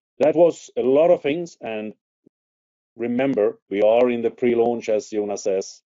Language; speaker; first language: English; non-native, fluent; Swedish